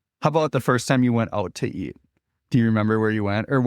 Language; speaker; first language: English; native; English